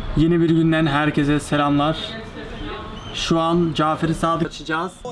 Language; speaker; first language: Turkish; early bilingual, heritage; Turkish